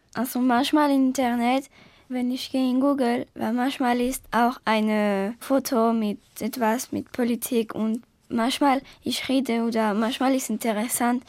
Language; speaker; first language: German; non-native, learner; Spanish